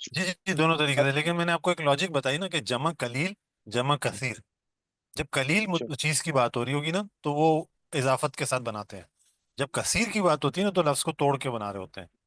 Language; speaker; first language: Urdu; non-native, local second language; Baluchi